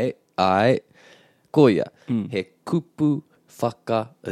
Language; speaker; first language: Māori; non-native, local second language; English